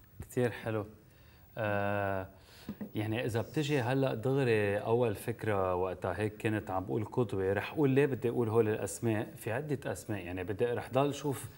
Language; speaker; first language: Arabic; native; Arabic